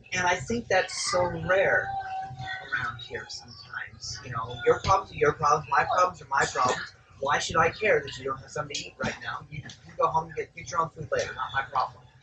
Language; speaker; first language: English; native; English